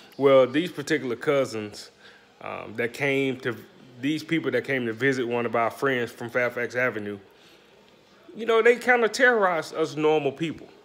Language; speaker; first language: English; native; English